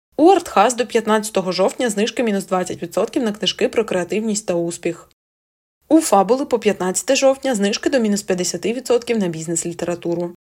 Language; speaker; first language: Ukrainian; native; Ukrainian